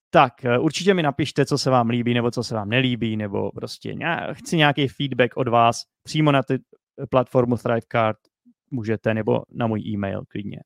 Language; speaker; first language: Czech; native; Czech